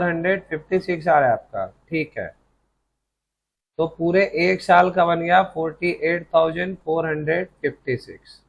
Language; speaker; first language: Hindi; native; Hindi